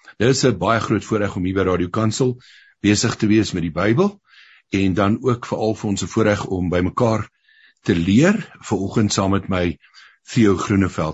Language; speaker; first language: Afrikaans; native; Afrikaans